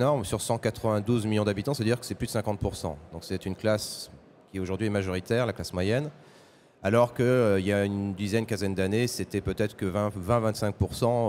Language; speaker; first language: French; native; French